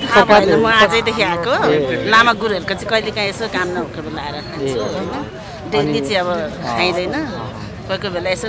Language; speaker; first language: Nepali; non-native, local second language; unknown